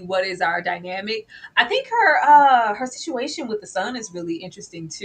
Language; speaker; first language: English; native; English